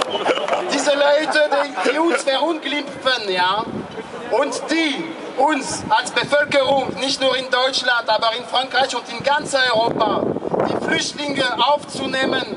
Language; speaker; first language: German; non-native, fluent; French